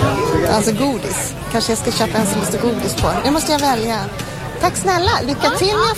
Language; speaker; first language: Swedish; native; Swedish